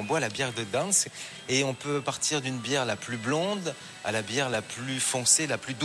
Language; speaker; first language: French; native; French